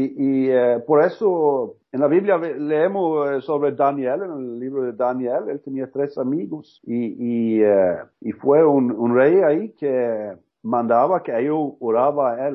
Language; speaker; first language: Spanish; non-native, learner; Norwegian